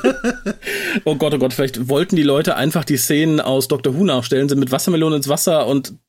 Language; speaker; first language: German; native; German